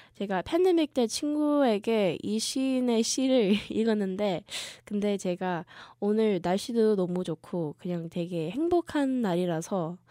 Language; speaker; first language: Korean; early bilingual, heritage; Korean